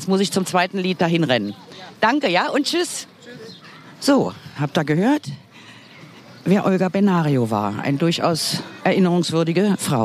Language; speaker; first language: German; native; German